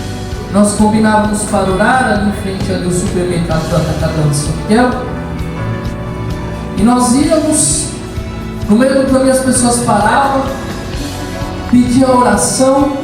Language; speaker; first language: Portuguese; native; Portuguese